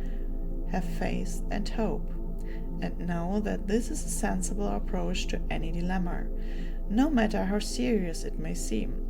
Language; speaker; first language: English; non-native, fluent; German